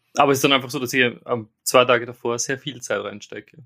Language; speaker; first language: German; native; German